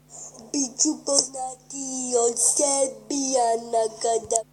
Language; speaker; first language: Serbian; early bilingual, heritage; Serbian